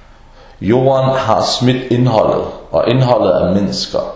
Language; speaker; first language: Danish; early bilingual, other home language; Arabic